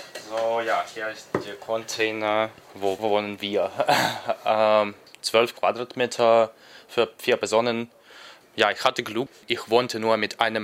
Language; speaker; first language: German; non-native, learner; Ukrainian